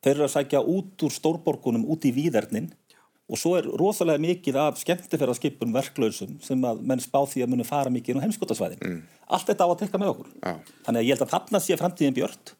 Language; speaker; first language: Icelandic; native; Icelandic